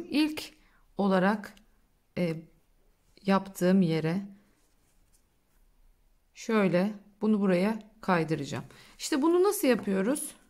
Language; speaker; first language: Turkish; native; Turkish